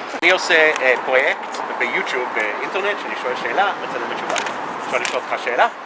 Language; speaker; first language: Hebrew; non-native, learner; English